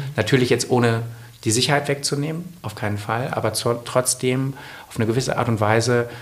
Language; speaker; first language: German; native; German